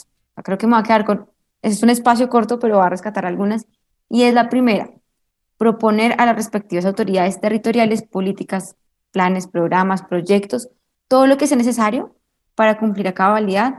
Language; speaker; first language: Spanish; native; Spanish